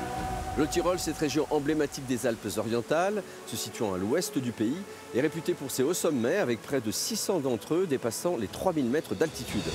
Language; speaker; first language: French; native; French